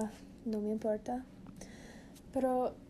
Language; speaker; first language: Spanish; non-native, learner; English